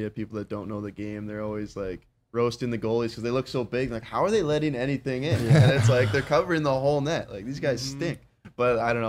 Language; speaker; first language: English; native; English